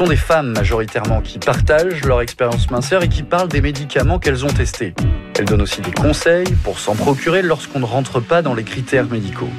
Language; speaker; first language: French; native; French